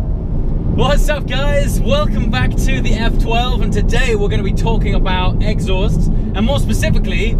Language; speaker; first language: English; native; English